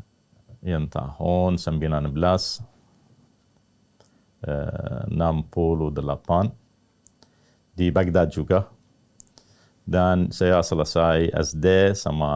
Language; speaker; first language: Indonesian; non-native, learner; Arabic